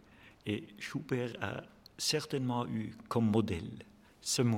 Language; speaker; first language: French; non-native, fluent; German